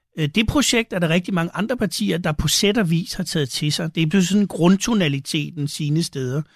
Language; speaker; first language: Danish; native; Danish